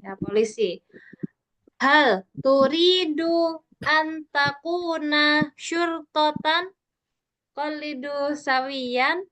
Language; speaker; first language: Arabic; non-native, fluent; Indonesian